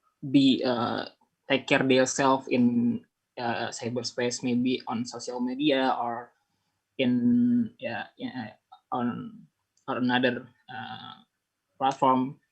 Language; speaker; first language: English; non-native, learner; Indonesian